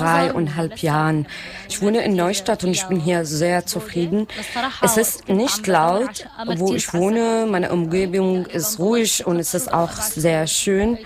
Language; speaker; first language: German; non-native, learner; Arabic